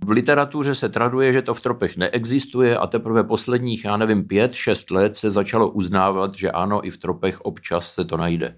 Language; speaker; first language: Czech; early bilingual, heritage; Czech